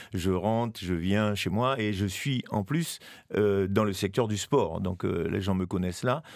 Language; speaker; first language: French; native; French